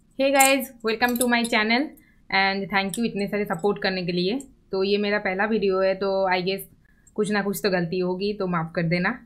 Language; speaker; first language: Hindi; non-native, local second language; Bangla